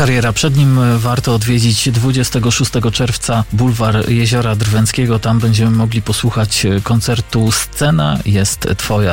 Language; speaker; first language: Polish; native; Polish